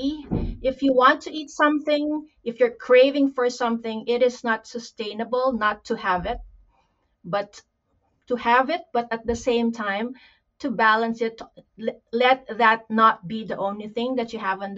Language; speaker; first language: English; non-native, local second language; Pampanga